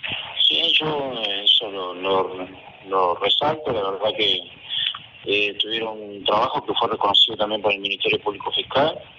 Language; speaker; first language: Spanish; native; Spanish